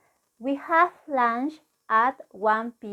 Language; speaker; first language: English; non-native, fluent; Spanish